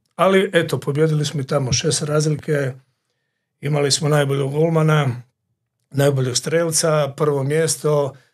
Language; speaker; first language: Croatian; native; Croatian